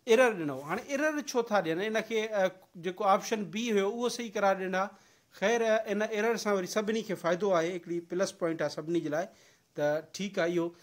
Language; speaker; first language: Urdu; non-native, local second language; Sindhi